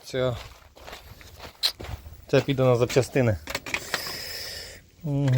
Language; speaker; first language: Ukrainian; native; Ukrainian